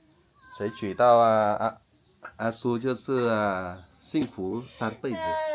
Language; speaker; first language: Chinese; non-native, learner; Vietnamese